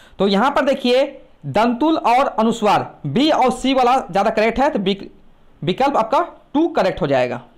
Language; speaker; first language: Hindi; native; Hindi